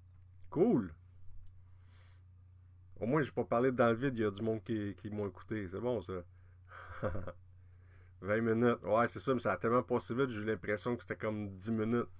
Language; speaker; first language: French; native; French